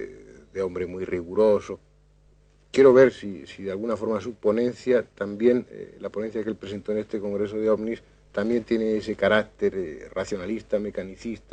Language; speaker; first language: Spanish; native; Spanish